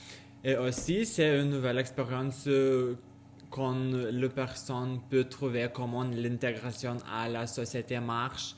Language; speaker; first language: French; non-native, learner; Lithuanian